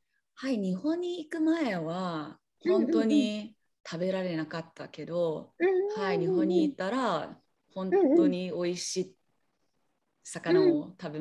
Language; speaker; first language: Japanese; non-native, learner; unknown